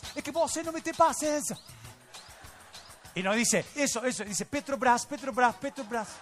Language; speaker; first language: Spanish; native; Spanish